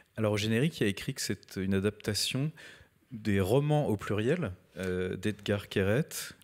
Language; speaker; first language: French; native; French